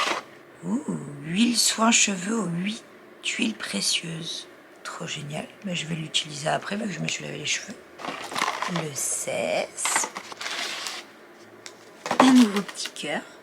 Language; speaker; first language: French; native; French